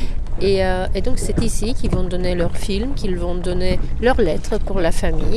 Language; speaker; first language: French; native; French